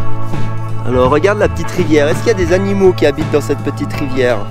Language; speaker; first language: French; native; French